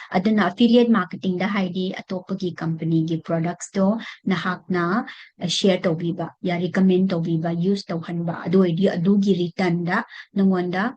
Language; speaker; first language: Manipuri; non-native, local second language; Rongmei Naga